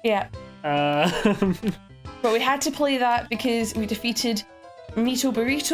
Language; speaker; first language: English; native; English